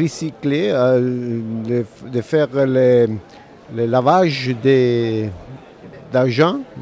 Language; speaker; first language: French; non-native, learner; Italian